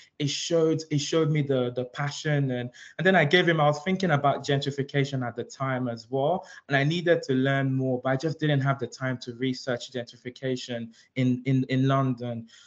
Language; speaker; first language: English; early bilingual, other home language; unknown